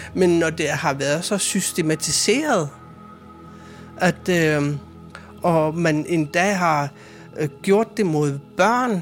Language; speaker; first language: Swedish; non-native, fluent; Kalaallisut